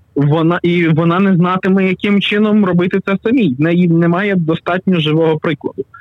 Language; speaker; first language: Ukrainian; native; Ukrainian